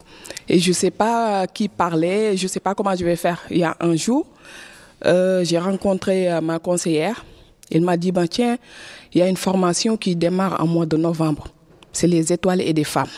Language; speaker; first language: French; non-native, fluent; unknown